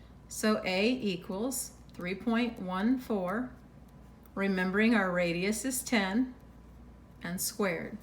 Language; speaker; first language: English; native; English